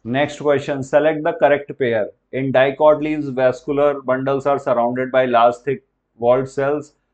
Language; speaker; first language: Hindi; native; Hindi